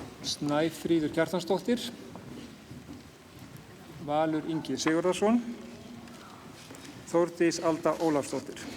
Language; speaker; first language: Icelandic; native; Icelandic